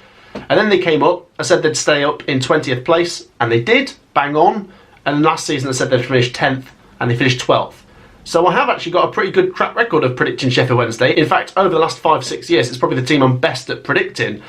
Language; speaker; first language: English; native; English